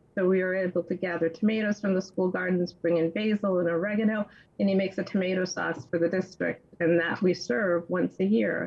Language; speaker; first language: English; native; English